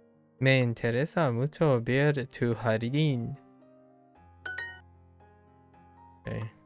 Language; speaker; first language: Spanish; non-native, learner; English